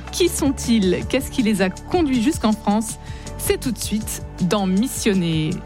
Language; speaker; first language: French; native; French